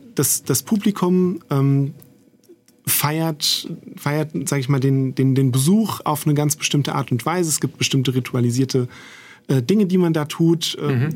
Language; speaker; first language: German; native; German